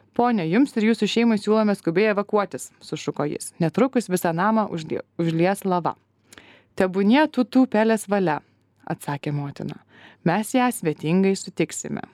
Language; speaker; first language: Lithuanian; native; Lithuanian